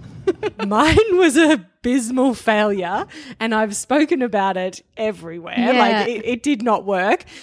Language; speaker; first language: English; native; English